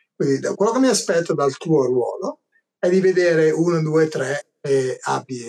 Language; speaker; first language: Italian; native; Italian